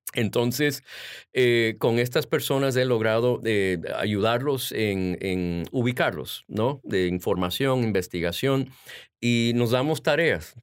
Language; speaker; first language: Spanish; early bilingual, heritage; Spanish